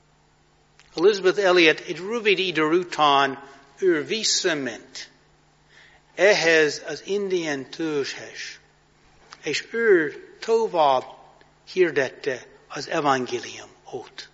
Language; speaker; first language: Hungarian; non-native, fluent; English